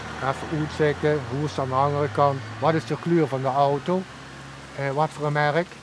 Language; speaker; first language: Dutch; native; Dutch